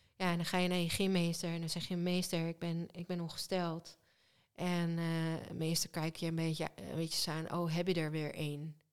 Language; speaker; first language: Dutch; early bilingual, other home language; Hebrew